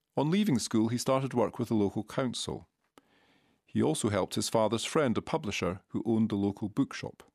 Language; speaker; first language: English; native; English